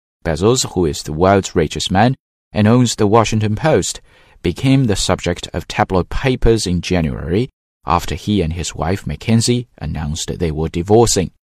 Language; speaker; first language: English; non-native, fluent; Chinese